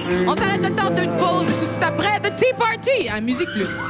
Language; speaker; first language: French; native; French